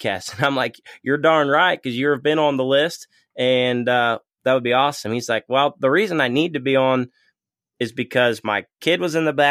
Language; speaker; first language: English; native; English